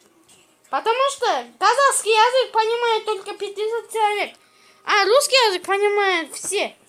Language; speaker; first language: Russian; non-native, local second language; Kazakh